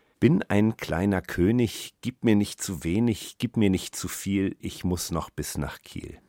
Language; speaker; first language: German; native; German